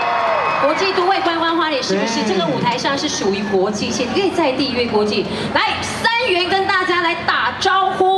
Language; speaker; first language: Chinese; native; Chinese